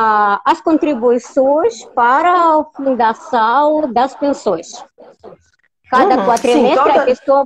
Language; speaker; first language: Portuguese; non-native, fluent; Russian